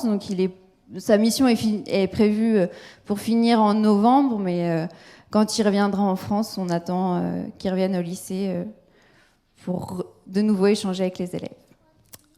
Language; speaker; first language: French; native; French